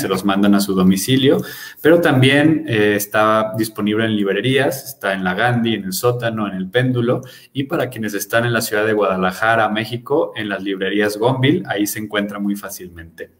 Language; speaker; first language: Spanish; native; Spanish